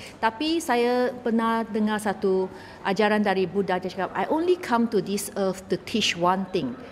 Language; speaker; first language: Malay; non-native, local second language; Chinese